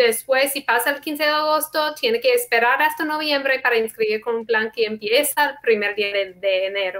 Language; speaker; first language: Spanish; non-native, fluent; English